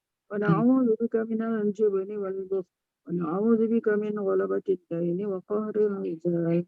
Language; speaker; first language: Arabic; non-native, fluent; Malay